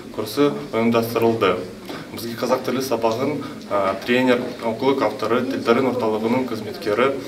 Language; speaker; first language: Kazakh; non-native, local second language; Russian